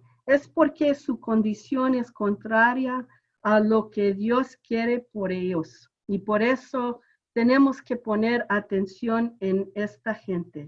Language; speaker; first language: Spanish; non-native, fluent; English